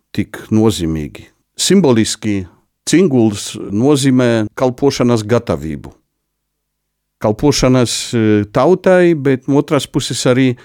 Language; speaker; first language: Latvian; non-native, fluent; Polish